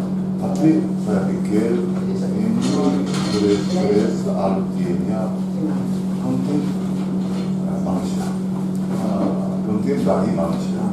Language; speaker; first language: Indonesian; non-native, learner; Japanese